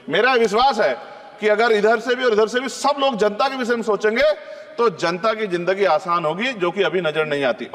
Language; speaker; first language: Hindi; native; Hindi